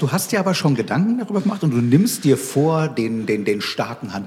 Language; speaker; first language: German; native; German